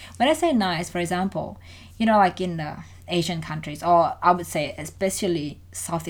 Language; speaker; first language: English; non-native, fluent; Indonesian